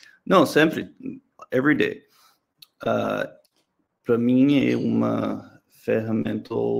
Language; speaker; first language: Portuguese; non-native, learner; English